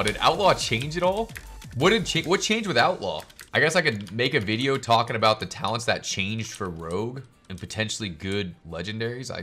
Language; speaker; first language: English; native; English